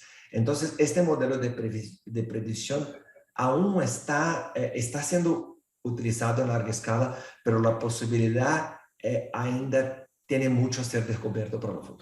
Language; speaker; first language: Spanish; non-native, fluent; Portuguese